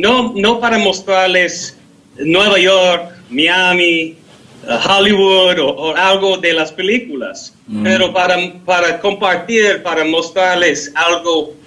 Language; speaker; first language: Spanish; non-native, learner; English